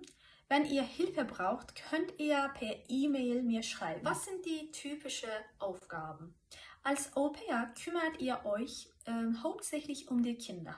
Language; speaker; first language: German; non-native, fluent; Turkish